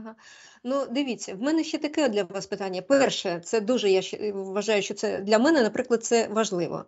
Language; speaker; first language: Ukrainian; native; Ukrainian